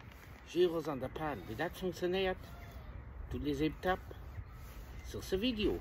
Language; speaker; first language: German; non-native, learner; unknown